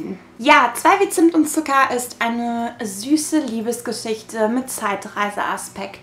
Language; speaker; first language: German; native; German